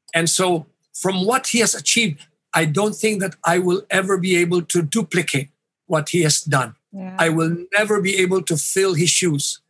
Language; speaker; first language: English; non-native, local second language; Hiligaynon